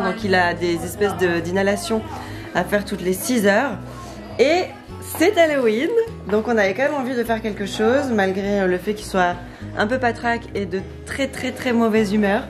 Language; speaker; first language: French; native; French